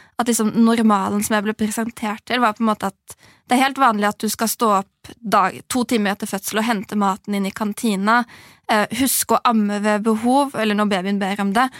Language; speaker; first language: Norwegian; native; Norwegian